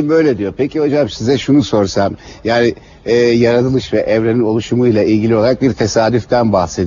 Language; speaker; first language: Turkish; native; Turkish